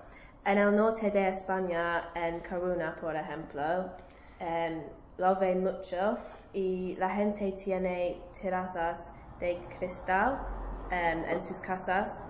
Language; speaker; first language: Spanish; non-native, learner; English